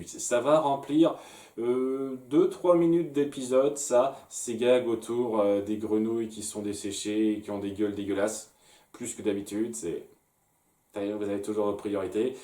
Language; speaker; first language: French; native; French